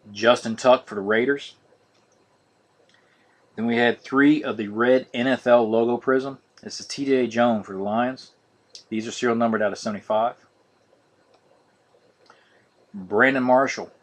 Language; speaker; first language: English; native; English